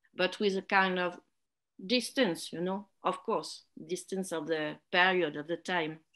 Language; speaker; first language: English; non-native, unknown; French